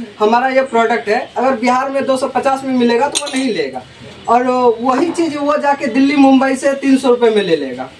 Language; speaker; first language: Hindi; native; Hindi